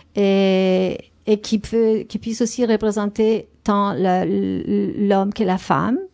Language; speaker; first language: French; non-native, fluent; Spanish